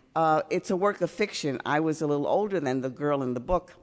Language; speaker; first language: English; early bilingual, other home language; Spanish